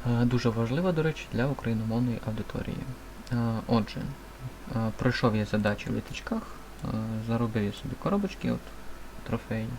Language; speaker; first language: Ukrainian; native; Ukrainian